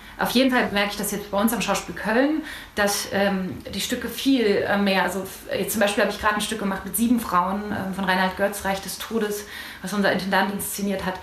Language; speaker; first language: German; native; German